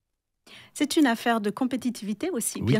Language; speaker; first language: French; native; French